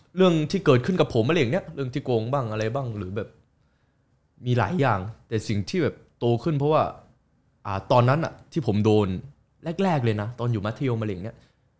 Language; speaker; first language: Thai; early bilingual, other home language; Korean